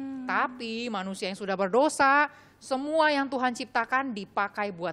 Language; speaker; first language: Indonesian; native; Indonesian